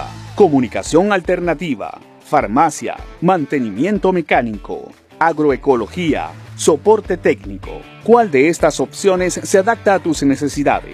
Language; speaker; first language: Spanish; native; Spanish